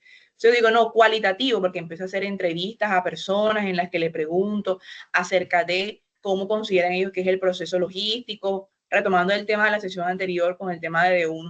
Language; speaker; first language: Spanish; native; Spanish